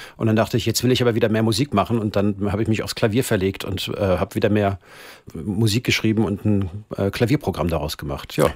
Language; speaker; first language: German; native; German